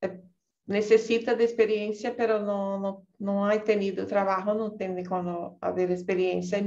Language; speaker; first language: Spanish; non-native, learner; Portuguese